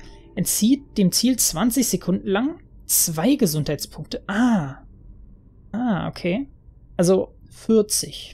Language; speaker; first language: German; native; German